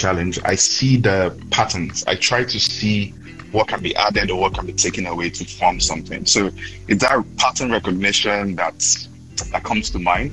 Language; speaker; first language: English; non-native, local second language; Yoruba